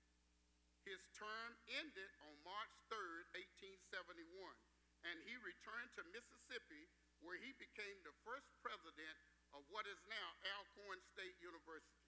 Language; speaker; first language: English; native; English